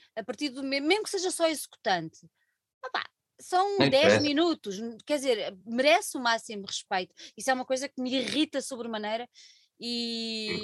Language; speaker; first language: Portuguese; native; Portuguese